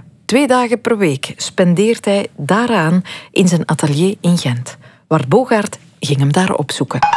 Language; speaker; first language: Dutch; native; Dutch